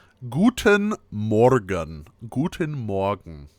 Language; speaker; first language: German; non-native, fluent; English